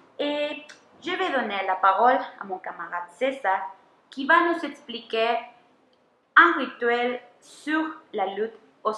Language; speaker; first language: French; non-native, learner; Spanish